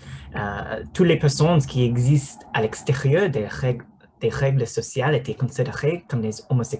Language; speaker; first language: French; non-native, learner; English